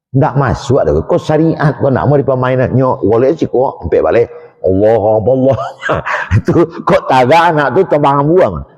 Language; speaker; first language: Malay; non-native, local second language; Minangkabau